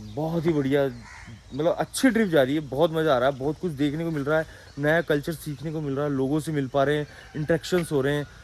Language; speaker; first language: Hindi; native; Hindi